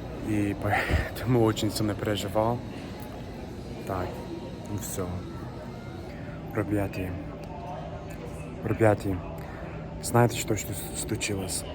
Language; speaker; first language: Russian; non-native, learner; English